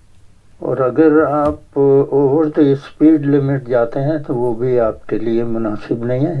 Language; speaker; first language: Urdu; native; Urdu